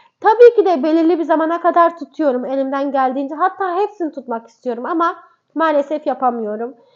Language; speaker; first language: Turkish; native; Turkish